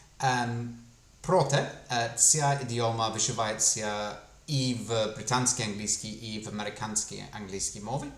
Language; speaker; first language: Ukrainian; non-native, fluent; English